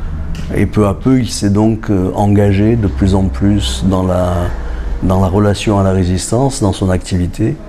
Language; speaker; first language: French; native; French